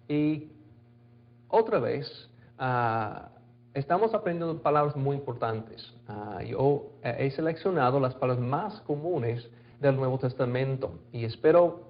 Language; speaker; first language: Spanish; non-native, fluent; English